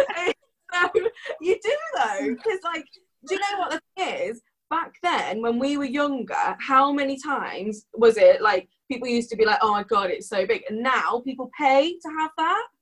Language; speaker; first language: English; early bilingual, other home language; Hindi